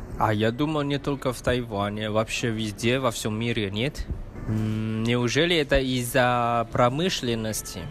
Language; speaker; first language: Russian; non-native, fluent; Chinese